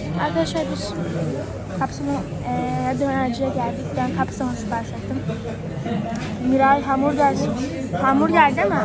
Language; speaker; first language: Turkish; early bilingual, heritage; Turkish